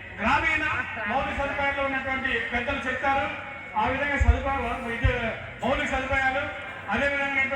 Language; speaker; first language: Telugu; native; Telugu